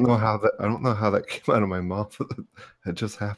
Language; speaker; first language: English; native; English